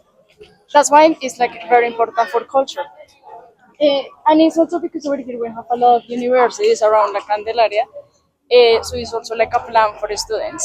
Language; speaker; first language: English; non-native, fluent; Spanish